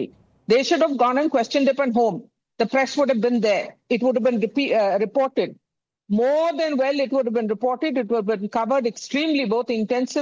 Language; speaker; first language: English; non-native, local second language; Tamil